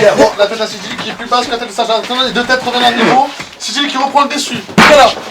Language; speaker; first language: French; native; French